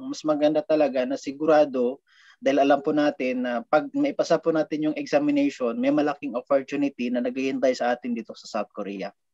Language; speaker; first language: Filipino; non-native, local second language; Hiligaynon